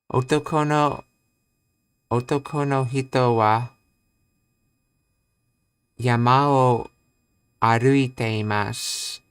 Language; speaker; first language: Japanese; non-native, learner; English